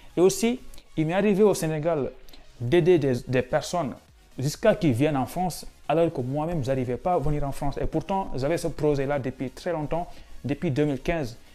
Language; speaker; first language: French; non-native, local second language; Wolof